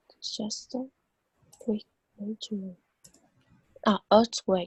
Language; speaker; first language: English; non-native, learner; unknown